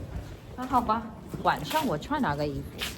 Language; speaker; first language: Chinese; non-native, learner; Filipino